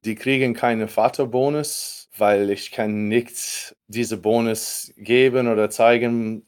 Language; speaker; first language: German; non-native, fluent; English